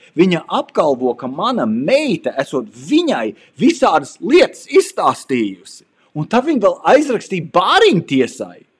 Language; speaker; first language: Latvian; early bilingual, heritage; Latvian